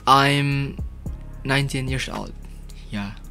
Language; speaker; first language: English; non-native, learner; Indonesian